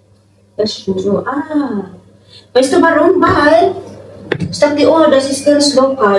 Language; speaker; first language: German; non-native, learner; Filipino